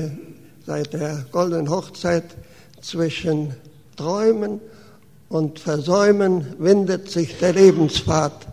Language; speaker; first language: German; early bilingual, heritage; German